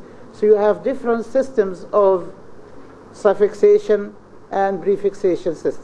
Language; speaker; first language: English; non-native, fluent; Arabic